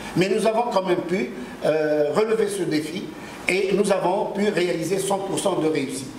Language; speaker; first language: French; non-native, local second language; Arabic